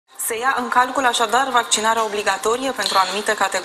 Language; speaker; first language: Romanian; native; Romanian